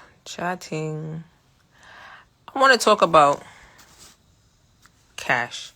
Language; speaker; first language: English; native; English